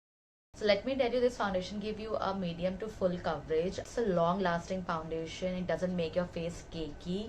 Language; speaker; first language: English; non-native, local second language; Hindi